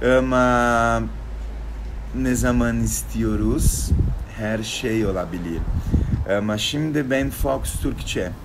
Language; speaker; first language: Turkish; non-native, learner; Portuguese